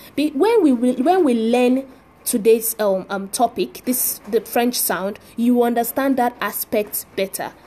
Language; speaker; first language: English; non-native, local second language; Yoruba